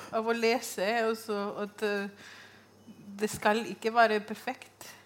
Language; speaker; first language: Norwegian; non-native, fluent; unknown